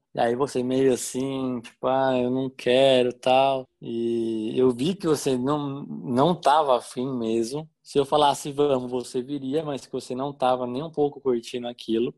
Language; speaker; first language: Portuguese; native; Portuguese